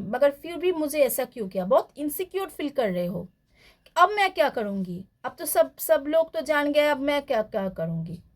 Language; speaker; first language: Hindi; non-native, local second language; Bangla